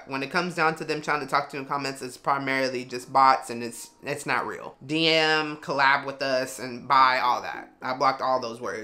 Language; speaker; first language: English; native; English